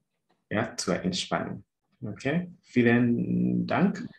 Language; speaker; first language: German; non-native, fluent; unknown